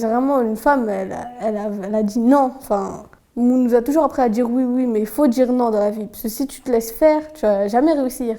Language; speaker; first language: French; early bilingual, other home language; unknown